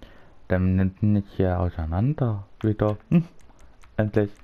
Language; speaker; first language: German; native; German